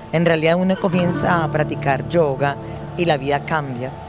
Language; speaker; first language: Spanish; non-native, fluent; Dutch